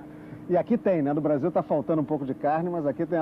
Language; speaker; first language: Portuguese; native; Portuguese